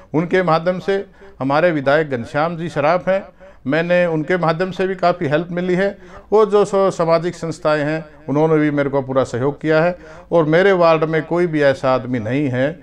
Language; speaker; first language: Hindi; native; Hindi